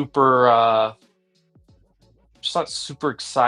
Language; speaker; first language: English; native; English